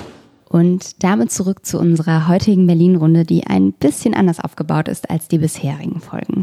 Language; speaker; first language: German; native; German